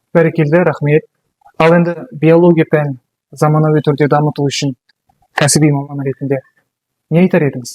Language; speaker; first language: Kazakh; native; Kazakh